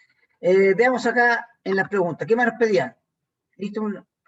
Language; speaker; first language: Spanish; native; Spanish